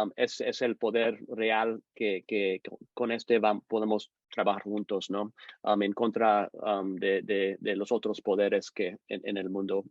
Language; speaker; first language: Spanish; non-native, fluent; English